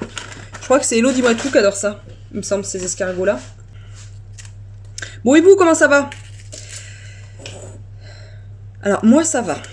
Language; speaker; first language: French; native; French